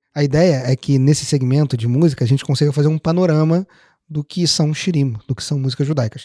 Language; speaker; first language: Portuguese; native; Portuguese